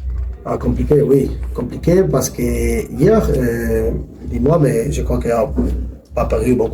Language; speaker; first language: French; non-native, learner; Spanish